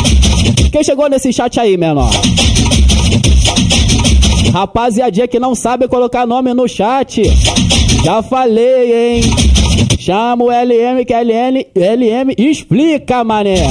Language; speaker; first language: Portuguese; native; Portuguese